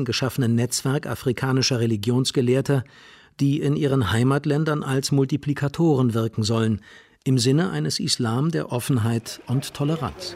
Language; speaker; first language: German; native; German